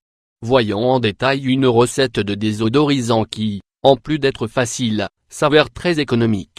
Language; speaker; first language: French; native; French